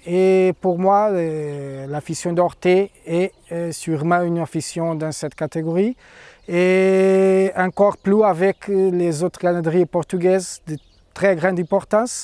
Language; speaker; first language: French; non-native, fluent; Portuguese